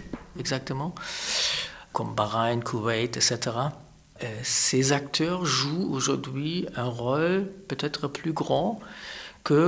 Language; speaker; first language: French; non-native, fluent; German